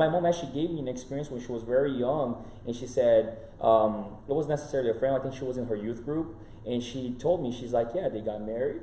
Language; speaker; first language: English; non-native, fluent; Portuguese